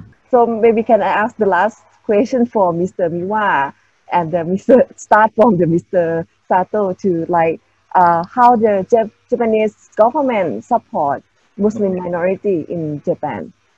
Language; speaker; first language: English; non-native, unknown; Thai